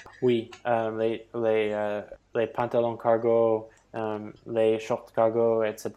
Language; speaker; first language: French; non-native, fluent; English